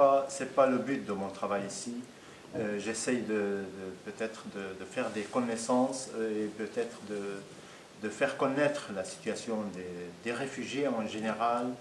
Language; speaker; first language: French; non-native, fluent; Arabic